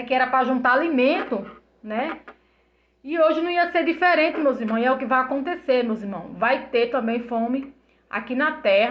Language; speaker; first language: Portuguese; native; Portuguese